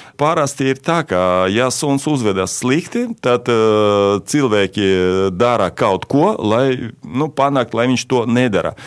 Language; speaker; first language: Latvian; non-native, local second language; Russian